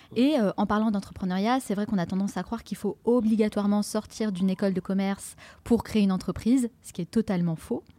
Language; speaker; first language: French; native; French